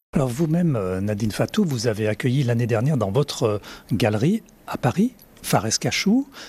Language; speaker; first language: French; native; French